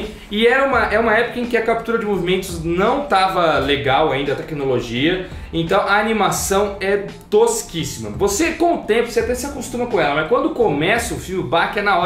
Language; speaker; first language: Portuguese; native; Portuguese